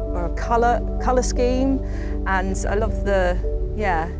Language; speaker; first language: English; native; English